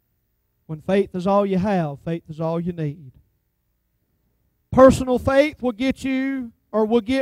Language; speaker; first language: English; native; English